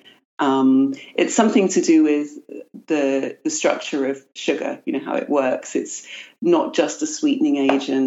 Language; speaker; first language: English; native; English